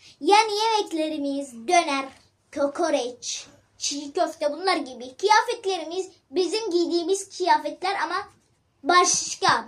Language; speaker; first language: Turkish; early bilingual, other home language; Arabic